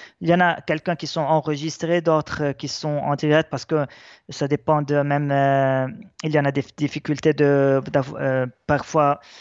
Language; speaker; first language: French; non-native, local second language; Arabic